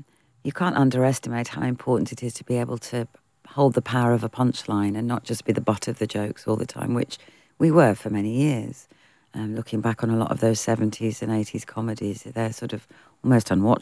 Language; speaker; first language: English; native; English